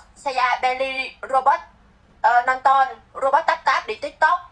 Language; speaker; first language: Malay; non-native, learner; Vietnamese